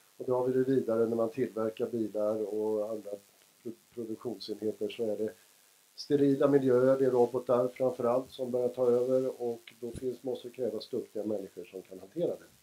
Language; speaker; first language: Swedish; native; Swedish